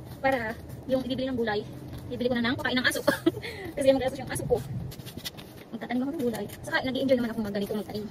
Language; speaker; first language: Filipino; native; Filipino